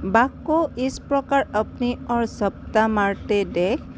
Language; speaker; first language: Hindi; non-native, local second language; Assamese